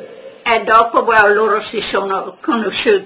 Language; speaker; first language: Italian; non-native, local second language; Friulian